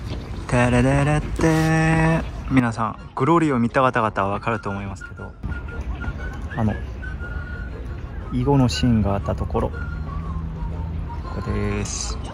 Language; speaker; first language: Japanese; non-native, fluent; Korean